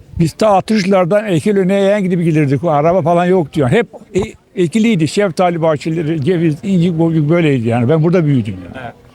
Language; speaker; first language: Turkish; early bilingual, other home language; Albanian